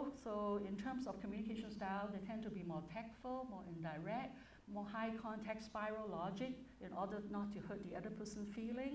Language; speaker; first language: English; non-native, local second language; Cantonese